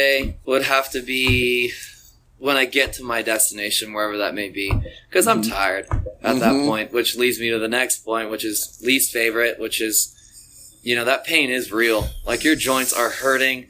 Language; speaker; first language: English; native; English